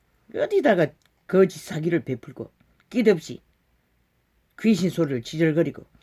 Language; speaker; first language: Korean; native; Korean